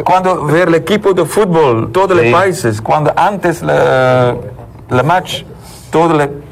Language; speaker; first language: Spanish; non-native, learner; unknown